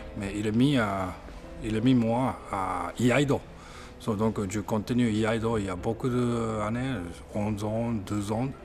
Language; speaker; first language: French; non-native, learner; Japanese